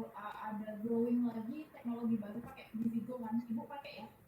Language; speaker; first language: Indonesian; native; Indonesian